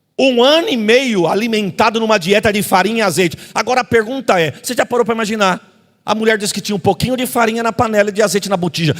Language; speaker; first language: Portuguese; native; Portuguese